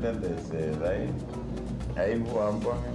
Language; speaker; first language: Portuguese; native; Portuguese